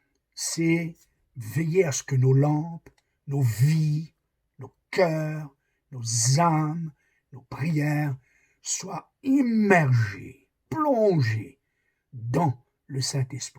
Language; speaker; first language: French; native; French